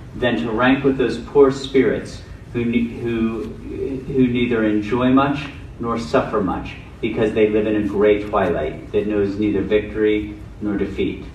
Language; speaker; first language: English; native; English